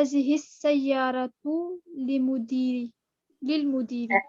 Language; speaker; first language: Arabic; non-native, learner; Urdu